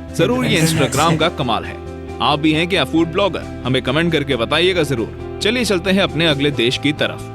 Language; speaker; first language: Hindi; native; Hindi